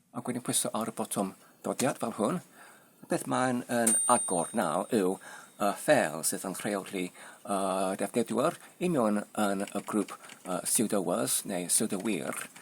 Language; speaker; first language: Welsh; non-native, learner; Polish